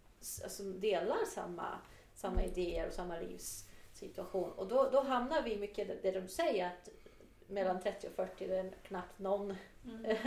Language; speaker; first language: Swedish; non-native, fluent; Portuguese